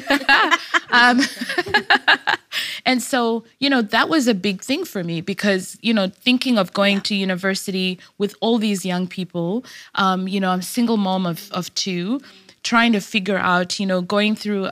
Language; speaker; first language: English; native; English